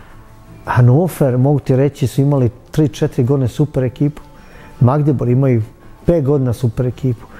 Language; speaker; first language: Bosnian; early bilingual, heritage; Bosnian